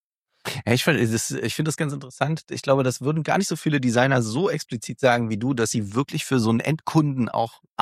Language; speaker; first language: German; native; German